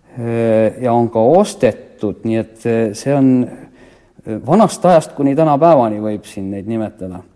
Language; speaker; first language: Estonian; native; Estonian